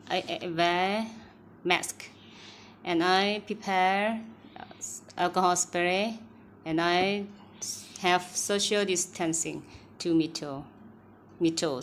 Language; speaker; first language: English; non-native, learner; Thai